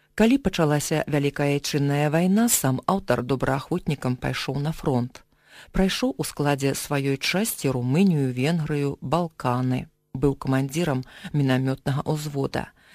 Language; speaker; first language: Belarusian; native; Belarusian